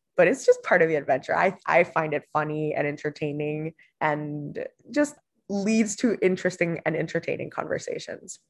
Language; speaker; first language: English; non-native, fluent; Spanish